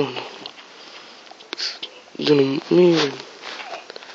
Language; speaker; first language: Spanish; native; Spanish